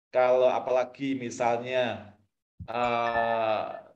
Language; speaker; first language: Indonesian; native; Indonesian